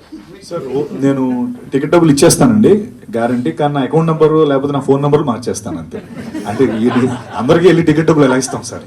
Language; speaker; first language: Telugu; native; Telugu